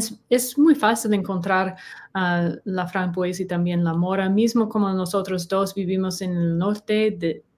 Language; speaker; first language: Spanish; non-native, learner; English